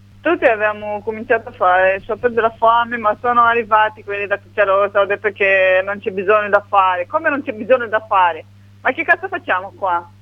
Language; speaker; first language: Italian; non-native, learner; Romanian